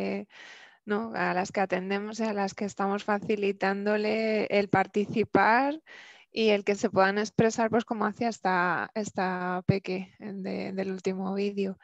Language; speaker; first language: Spanish; native; Spanish